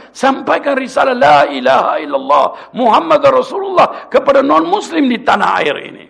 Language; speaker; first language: Malay; non-native, local second language; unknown